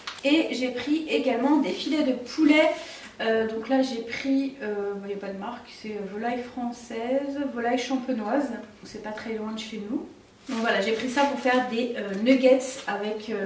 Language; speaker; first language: French; native; French